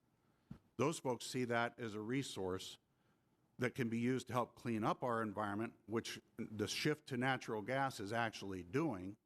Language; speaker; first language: English; native; English